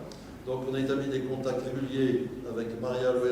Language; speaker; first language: French; native; French